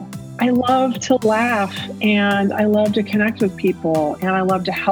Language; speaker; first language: English; native; English